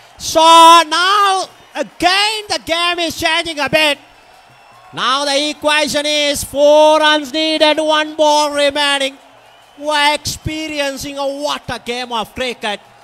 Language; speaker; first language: English; non-native, local second language; Sinhala